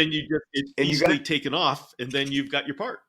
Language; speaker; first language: English; native; English